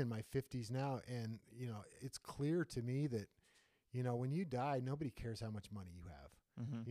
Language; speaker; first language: English; native; English